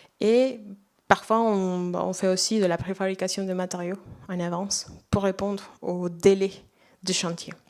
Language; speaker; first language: French; non-native, fluent; Spanish